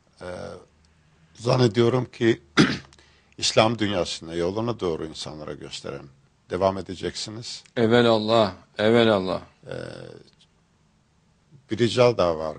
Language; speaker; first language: Turkish; non-native, fluent; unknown